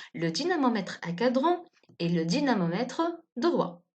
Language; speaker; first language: French; non-native, local second language; Arabic